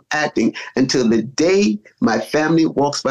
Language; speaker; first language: English; native; English